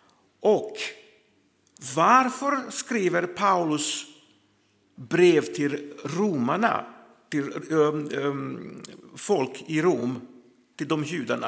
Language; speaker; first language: Swedish; non-native, fluent; Croatian